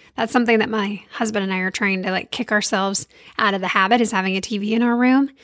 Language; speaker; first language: English; native; English